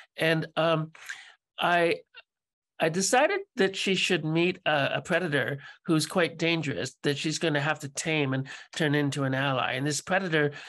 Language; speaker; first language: English; native; English